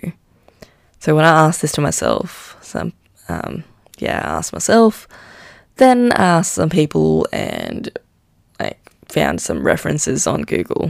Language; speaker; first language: English; non-native, local second language; Filipino